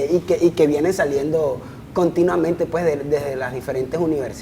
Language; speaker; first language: Spanish; native; Spanish